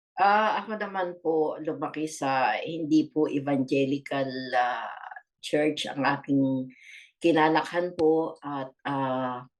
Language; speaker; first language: Filipino; native; Filipino